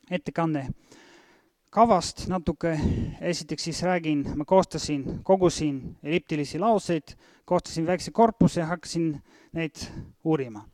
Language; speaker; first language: Estonian; non-native, fluent; Bulgarian